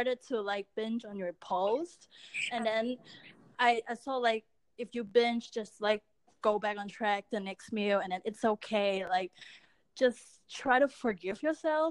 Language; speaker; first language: English; non-native, local second language; Cantonese